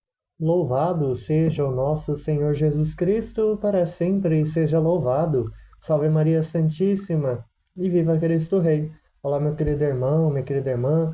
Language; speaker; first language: Portuguese; native; Portuguese